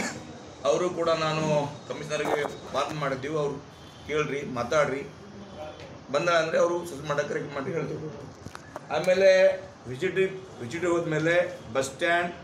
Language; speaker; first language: Kannada; non-native, local second language; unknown